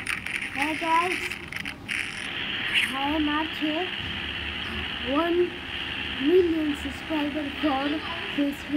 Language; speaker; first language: English; non-native, learner; Bangla